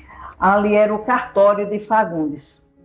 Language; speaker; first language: Portuguese; native; Portuguese